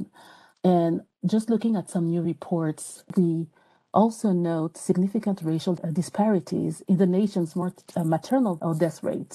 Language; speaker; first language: English; non-native, fluent; French